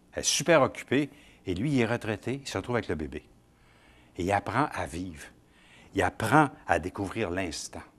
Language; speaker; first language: French; native; French